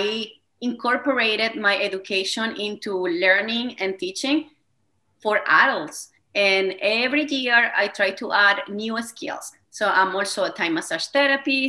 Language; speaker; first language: English; non-native, fluent; Spanish